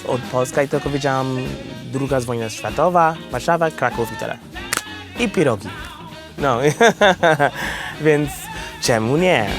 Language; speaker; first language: Polish; non-native, learner; English